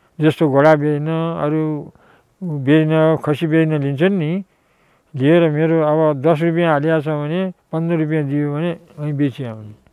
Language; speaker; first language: Nepali; native; Nepali